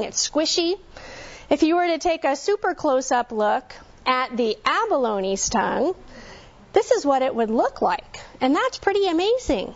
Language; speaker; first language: English; native; English